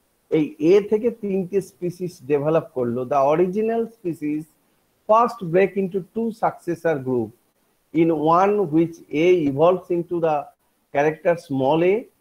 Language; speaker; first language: English; non-native, local second language; Bangla